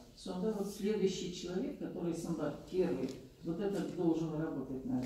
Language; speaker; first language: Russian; non-native, local second language; Kazakh